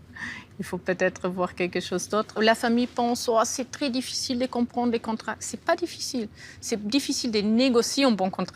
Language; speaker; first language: French; non-native, fluent; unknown